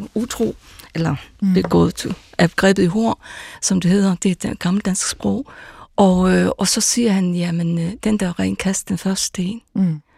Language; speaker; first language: Danish; non-native, local second language; Faroese